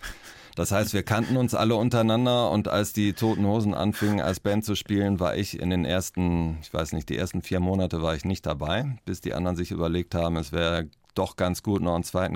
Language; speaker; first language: German; native; German